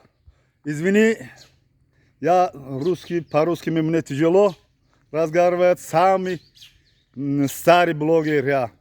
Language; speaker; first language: Russian; non-native, learner; Tajik